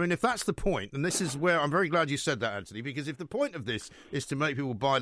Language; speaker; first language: English; native; English